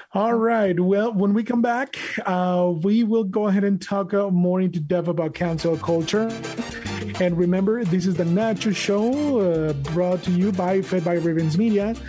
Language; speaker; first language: English; non-native, fluent; Spanish